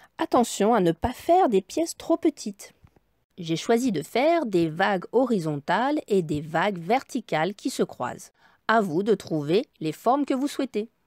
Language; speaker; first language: French; native; French